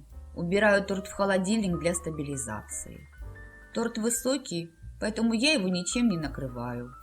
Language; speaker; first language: Russian; native; Russian